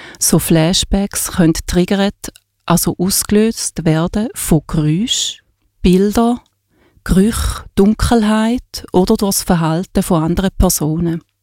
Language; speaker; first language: German; native; German